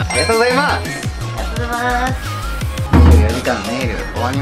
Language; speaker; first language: Japanese; native; Japanese